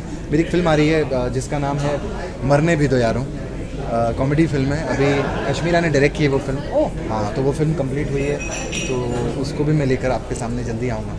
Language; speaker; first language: Hindi; native; Hindi